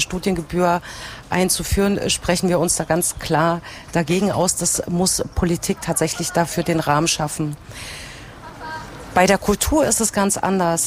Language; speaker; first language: German; native; German